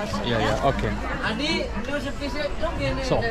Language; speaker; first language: English; non-native, fluent; German